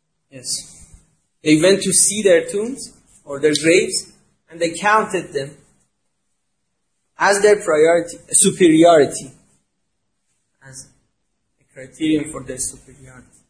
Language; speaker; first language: English; non-native, fluent; Persian